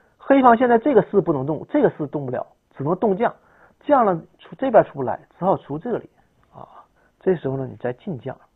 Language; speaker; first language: Chinese; native; Chinese